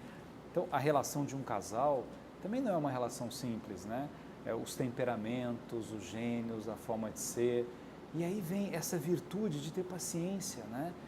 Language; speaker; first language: Portuguese; native; Portuguese